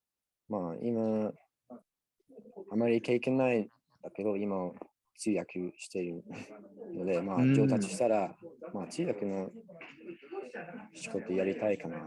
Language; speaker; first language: Japanese; non-native, learner; English